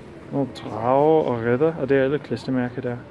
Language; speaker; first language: Danish; non-native, fluent; English